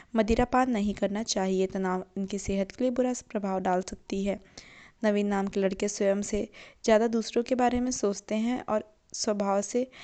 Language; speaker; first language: Hindi; native; Hindi